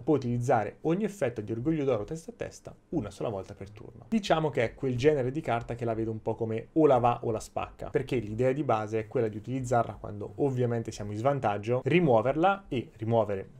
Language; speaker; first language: Italian; native; Italian